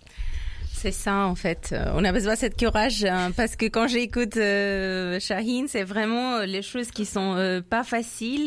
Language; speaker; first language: French; non-native, fluent; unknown